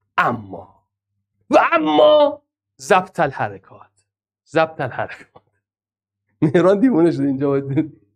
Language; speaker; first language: Persian; non-native, local second language; Azerbaijani